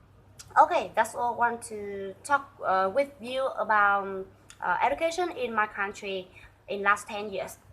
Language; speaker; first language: English; non-native, learner; Vietnamese